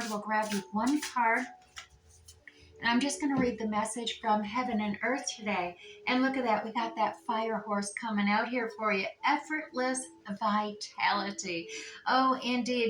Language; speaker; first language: English; native; English